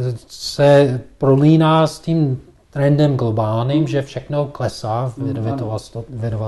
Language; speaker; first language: Czech; non-native, fluent; English